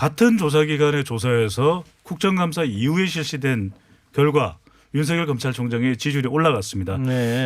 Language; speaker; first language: Korean; native; Korean